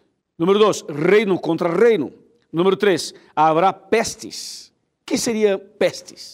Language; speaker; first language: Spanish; non-native, fluent; Portuguese